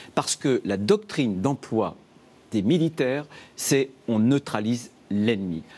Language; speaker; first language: French; native; French